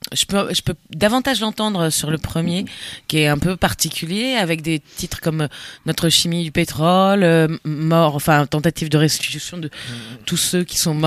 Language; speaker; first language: French; native; French